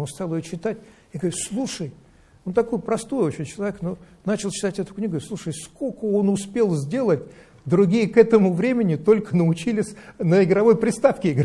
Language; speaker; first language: Russian; native; Russian